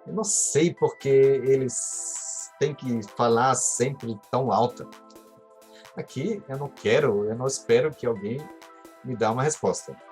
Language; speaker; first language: Portuguese; non-native, fluent; German